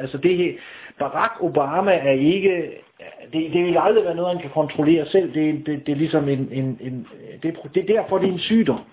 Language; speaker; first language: Danish; native; Danish